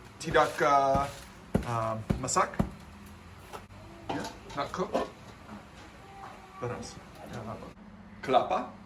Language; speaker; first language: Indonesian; non-native, learner; English